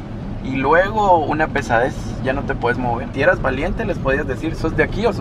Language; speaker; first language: Spanish; native; Spanish